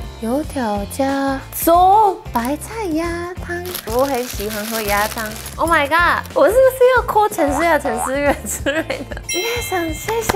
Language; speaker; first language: Chinese; non-native, fluent; Japanese